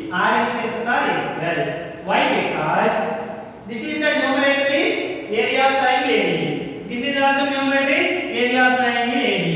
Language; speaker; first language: English; non-native, local second language; Telugu